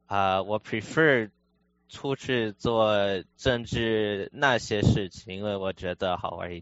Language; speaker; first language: Chinese; early bilingual, heritage; Chinese